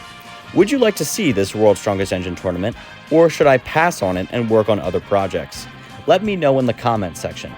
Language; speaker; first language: English; native; English